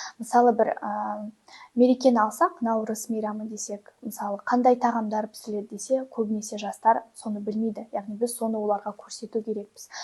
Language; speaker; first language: Kazakh; non-native, local second language; Russian